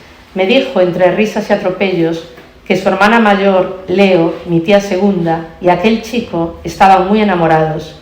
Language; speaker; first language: Spanish; native; Spanish